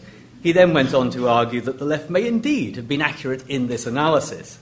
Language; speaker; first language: English; native; English